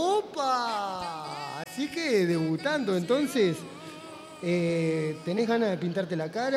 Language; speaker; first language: Spanish; native; Spanish